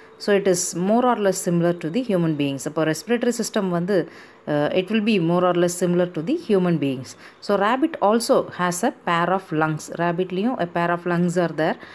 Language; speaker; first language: English; non-native, local second language; Tamil